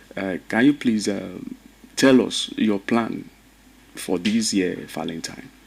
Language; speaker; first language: English; non-native, local second language; Yoruba